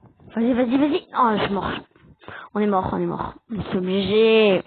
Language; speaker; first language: French; native; French